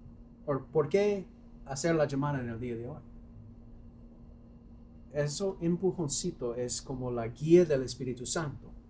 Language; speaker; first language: Spanish; non-native, fluent; English